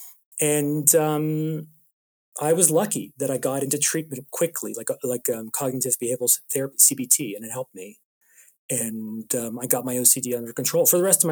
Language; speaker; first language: English; native; English